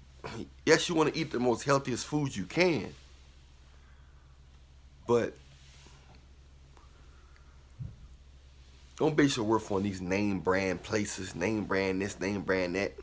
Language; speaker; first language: English; native; English